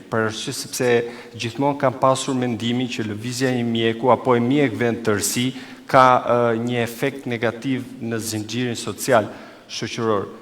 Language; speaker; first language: Albanian; native; Albanian